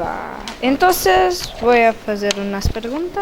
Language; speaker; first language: Spanish; non-native, learner; Portuguese